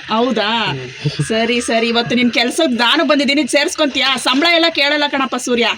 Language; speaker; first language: Kannada; native; Kannada